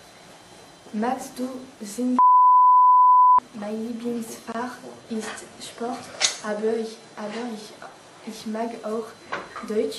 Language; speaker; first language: German; non-native, learner; French